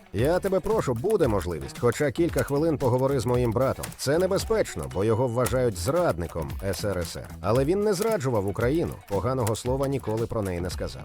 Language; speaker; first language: Ukrainian; native; Ukrainian